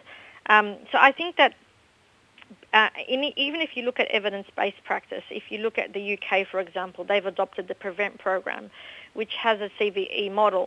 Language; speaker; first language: English; native; English